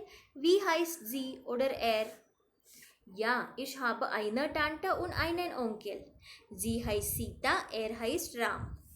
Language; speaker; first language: German; non-native, fluent; Marathi